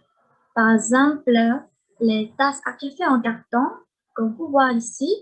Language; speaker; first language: French; non-native, learner; Spanish